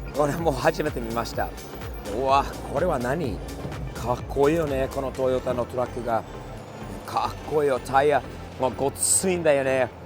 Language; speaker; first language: Japanese; non-native, fluent; English